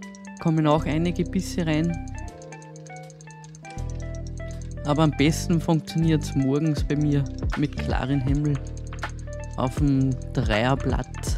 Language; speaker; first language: German; native; German